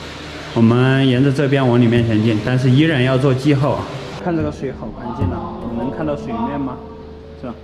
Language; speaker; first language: Chinese; native; Chinese